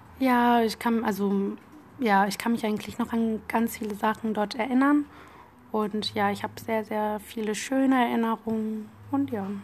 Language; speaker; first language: German; early bilingual, other home language; Amharic